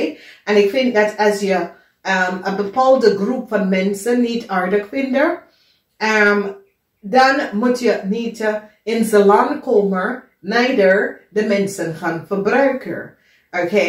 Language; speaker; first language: Dutch; non-native, fluent; English